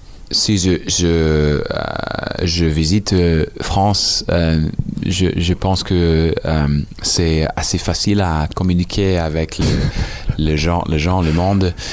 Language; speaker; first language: French; non-native, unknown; English